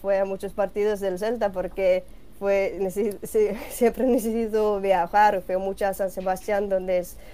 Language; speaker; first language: Spanish; non-native, learner; Swedish